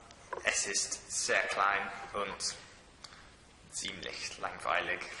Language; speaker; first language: German; non-native, learner; English